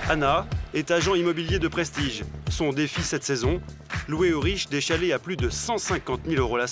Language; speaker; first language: French; native; French